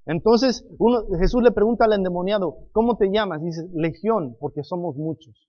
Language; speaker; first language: Spanish; non-native, fluent; English